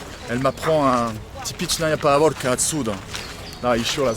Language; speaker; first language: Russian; non-native, learner; French